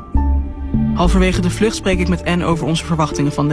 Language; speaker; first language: Dutch; native; Dutch